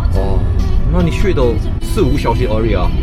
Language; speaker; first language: Chinese; non-native, fluent; Korean